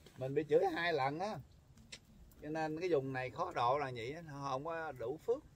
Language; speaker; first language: Vietnamese; early bilingual, heritage; Vietnamese